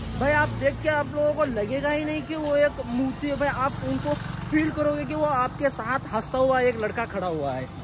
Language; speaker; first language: Hindi; non-native, local second language; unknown